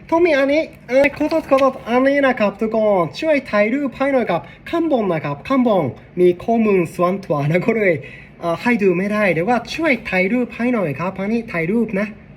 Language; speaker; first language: Thai; non-native, learner; Japanese